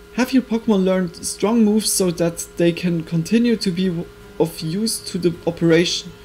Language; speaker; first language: English; non-native, fluent; Swiss German